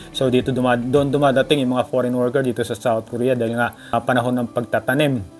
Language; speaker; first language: Filipino; native; Filipino